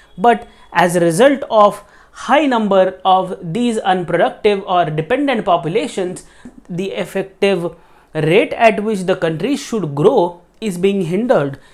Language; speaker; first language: English; non-native, local second language; Marathi